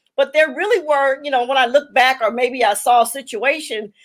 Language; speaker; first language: English; native; English